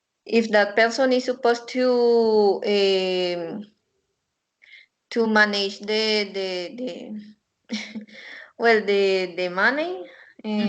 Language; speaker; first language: English; non-native, learner; Spanish